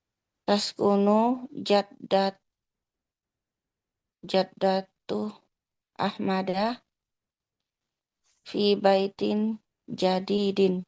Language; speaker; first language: Arabic; non-native, learner; Indonesian